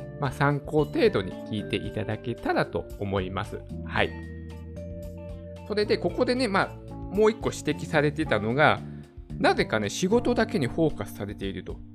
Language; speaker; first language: Japanese; native; Japanese